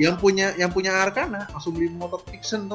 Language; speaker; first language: Indonesian; native; Indonesian